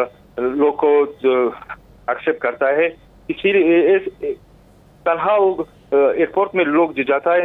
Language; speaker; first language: Hindi; non-native, learner; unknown